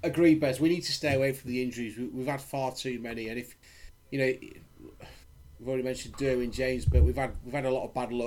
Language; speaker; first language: English; native; English